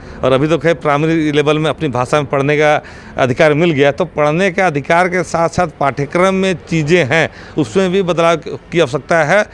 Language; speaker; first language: Hindi; non-native, local second language; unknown